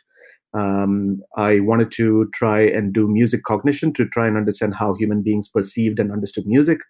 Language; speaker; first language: English; non-native, local second language; Malayalam